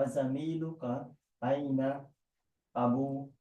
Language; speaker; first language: Arabic; non-native, learner; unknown